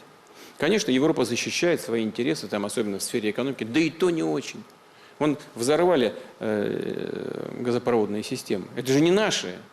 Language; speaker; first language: Russian; native; Russian